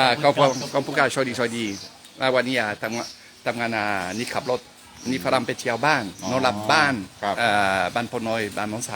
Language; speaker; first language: Thai; non-native, learner; French